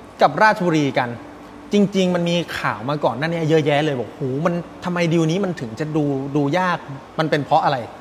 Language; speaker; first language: Thai; native; Thai